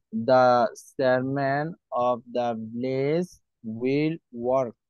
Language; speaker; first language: English; non-native, learner; Bangla